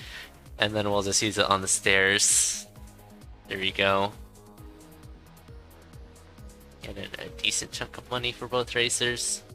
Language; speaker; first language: English; native; English